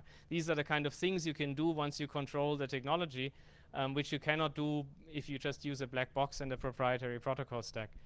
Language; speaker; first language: English; non-native, fluent; German